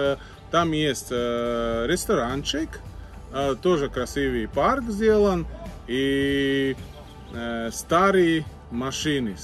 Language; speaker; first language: Russian; non-native, fluent; Latvian